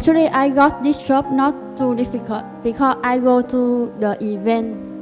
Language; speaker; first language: English; non-native, learner; Vietnamese